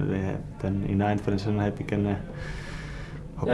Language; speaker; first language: Dutch; non-native, fluent; Finnish